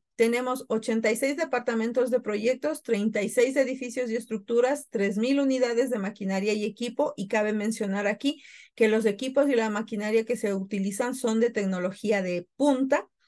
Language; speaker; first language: Spanish; native; Spanish